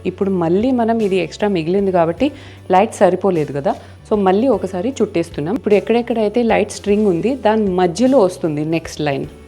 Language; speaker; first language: Telugu; native; Telugu